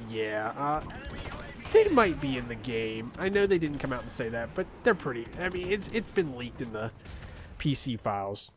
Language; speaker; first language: English; native; English